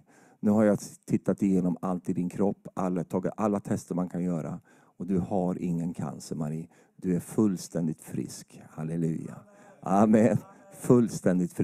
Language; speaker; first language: Swedish; native; Swedish